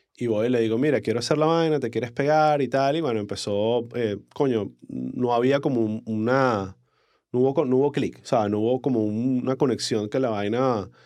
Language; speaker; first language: Spanish; native; Spanish